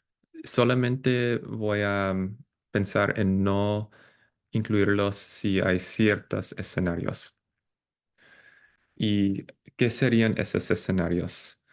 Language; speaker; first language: Spanish; non-native, fluent; English